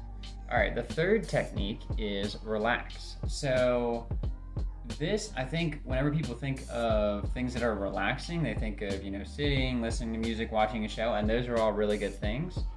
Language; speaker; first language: English; native; English